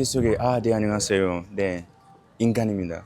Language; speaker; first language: Korean; non-native, fluent; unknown